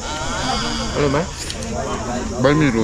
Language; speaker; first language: English; non-native, learner; Korean